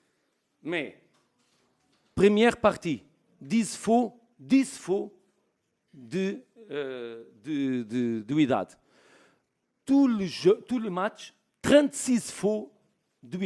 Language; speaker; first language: French; non-native, learner; Portuguese